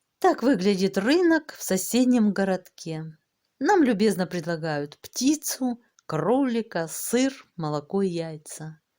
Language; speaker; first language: Russian; native; Russian